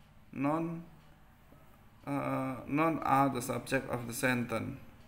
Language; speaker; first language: English; non-native, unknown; Indonesian